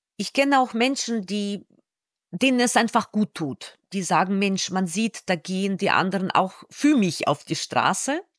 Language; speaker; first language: German; non-native, fluent; Russian